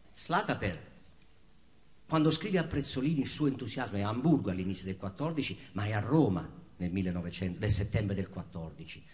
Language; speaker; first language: Italian; native; Italian